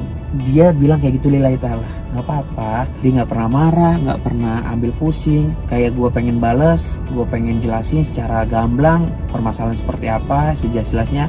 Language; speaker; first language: Indonesian; native; Indonesian